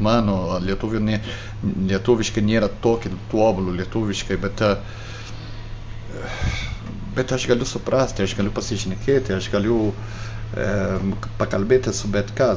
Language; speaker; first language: Lithuanian; early bilingual, heritage; Portuguese